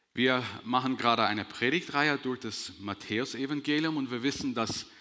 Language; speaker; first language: German; non-native, fluent; English